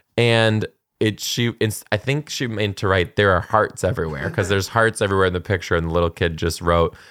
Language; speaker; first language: English; native; English